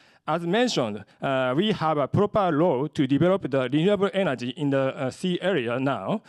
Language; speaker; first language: English; non-native, fluent; Japanese